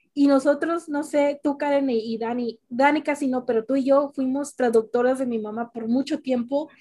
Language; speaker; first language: Spanish; early bilingual, heritage; Spanish